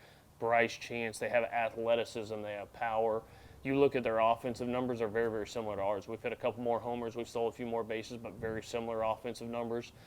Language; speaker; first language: English; native; English